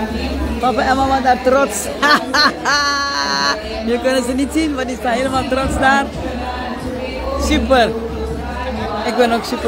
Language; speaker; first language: Dutch; native; Dutch